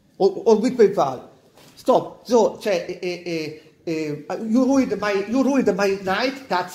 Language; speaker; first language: English; non-native, learner; Italian